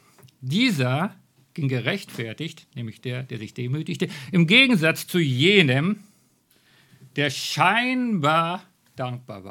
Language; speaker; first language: German; native; German